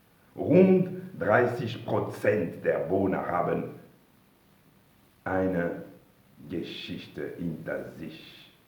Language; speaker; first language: German; non-native, fluent; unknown